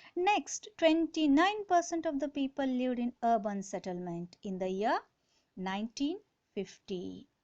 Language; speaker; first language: English; non-native, local second language; Kannada